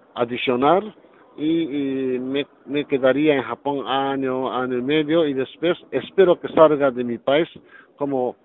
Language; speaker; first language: Spanish; non-native, learner; Japanese